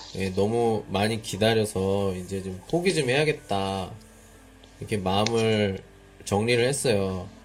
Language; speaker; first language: Korean; native; Korean